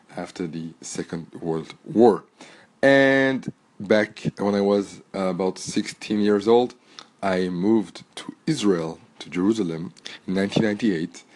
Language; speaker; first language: English; non-native, fluent; French